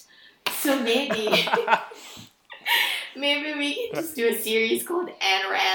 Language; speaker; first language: English; non-native, local second language; Filipino